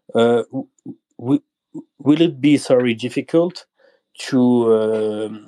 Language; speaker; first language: English; non-native, learner; French